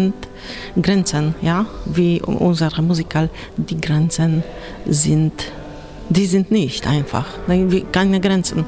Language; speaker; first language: German; non-native, learner; Polish